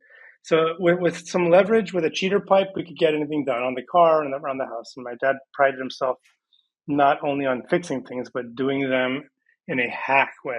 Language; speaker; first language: English; early bilingual, other home language; Persian